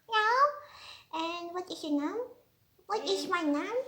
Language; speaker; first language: Dutch; non-native, learner; Indonesian